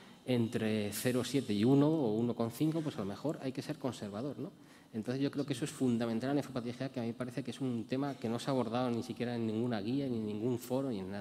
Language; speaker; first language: Spanish; native; Spanish